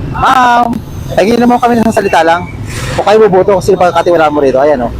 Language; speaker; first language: Filipino; native; Filipino